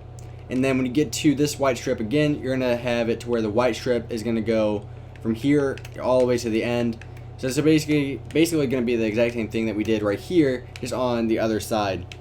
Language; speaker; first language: English; native; English